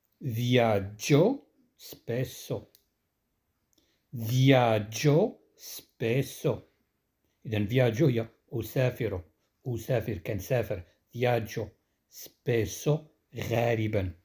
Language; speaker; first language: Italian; non-native, fluent; Arabic